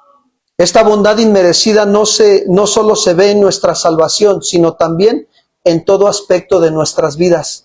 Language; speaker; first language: Spanish; native; Spanish